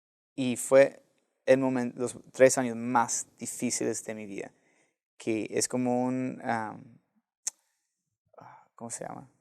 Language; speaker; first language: Spanish; non-native, fluent; English